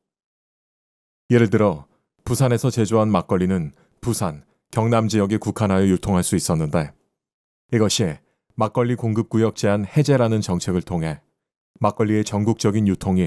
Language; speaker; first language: Korean; native; Korean